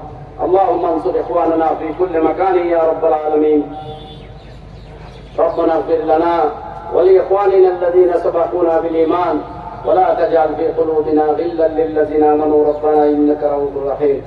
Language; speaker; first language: Arabic; non-native, fluent; Bangla